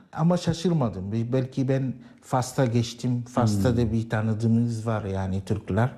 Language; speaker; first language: Turkish; non-native, learner; Arabic